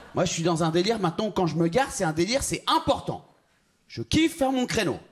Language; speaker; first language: French; native; French